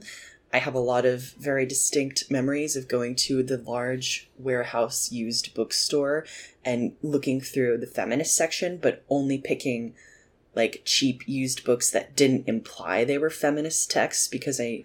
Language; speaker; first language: English; native; English